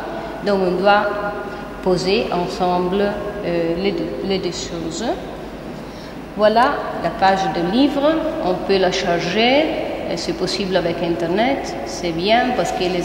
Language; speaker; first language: French; non-native, fluent; Italian